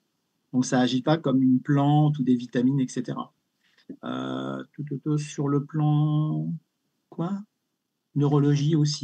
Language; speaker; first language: French; native; French